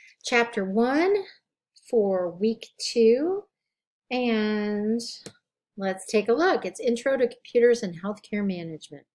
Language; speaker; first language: English; native; English